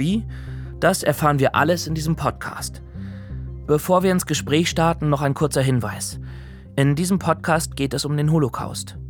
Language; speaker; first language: German; native; German